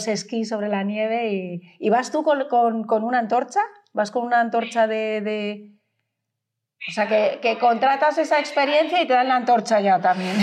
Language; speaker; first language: Spanish; native; Spanish